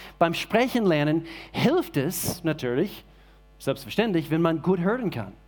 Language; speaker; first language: German; non-native, fluent; English